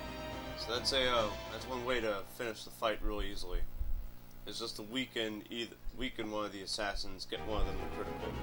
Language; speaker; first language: English; native; English